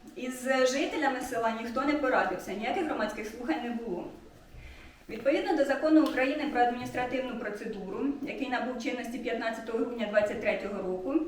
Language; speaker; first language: Ukrainian; native; Ukrainian